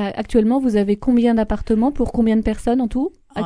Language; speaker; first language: French; native; French